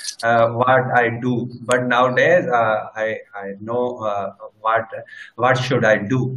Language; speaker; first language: English; non-native, learner; Sindhi